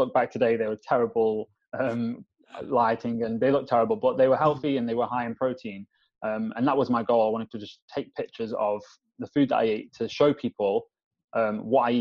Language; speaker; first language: English; native; English